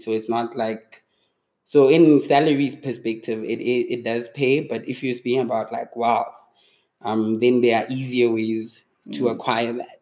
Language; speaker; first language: English; non-native, local second language; Tswana